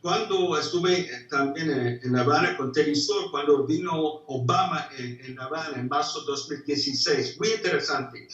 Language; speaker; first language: Spanish; non-native, fluent; English